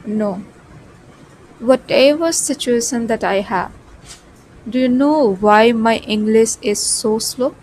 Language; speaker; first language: English; non-native, learner; Bhojpuri